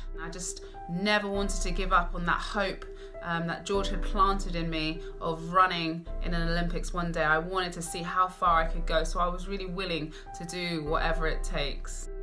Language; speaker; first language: English; native; English